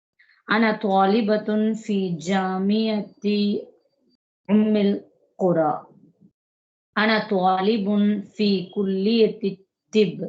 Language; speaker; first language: Arabic; non-native, learner; Tamil